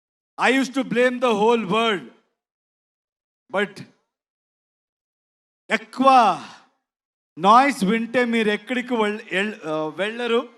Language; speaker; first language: Telugu; non-native, learner; Kannada